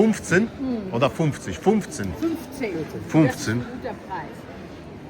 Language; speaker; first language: German; non-native, learner; Polish